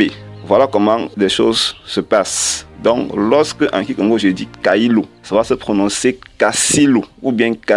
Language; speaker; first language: French; non-native, local second language; Kongo